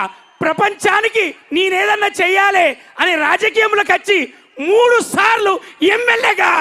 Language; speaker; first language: Telugu; native; Telugu